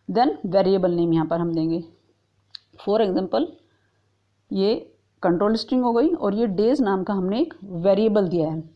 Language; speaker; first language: Hindi; native; Hindi